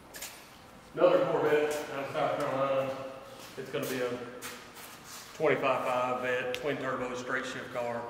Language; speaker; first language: English; native; English